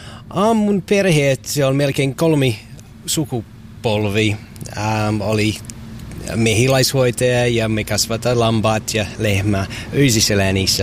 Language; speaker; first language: Finnish; non-native, learner; English